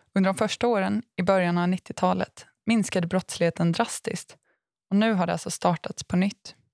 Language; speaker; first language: Swedish; native; Swedish